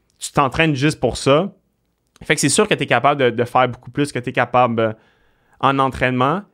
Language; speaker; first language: French; native; French